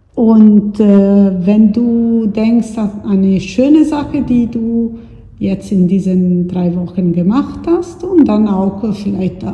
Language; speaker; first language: German; non-native, fluent; Italian